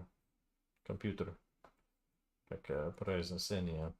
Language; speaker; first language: Russian; non-native, learner; English